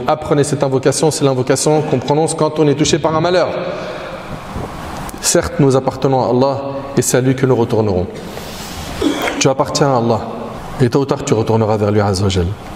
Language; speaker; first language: French; native; French